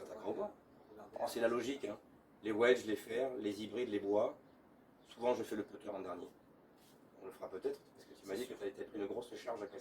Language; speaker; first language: French; native; French